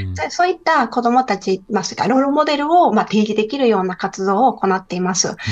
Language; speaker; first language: Japanese; non-native, fluent; Spanish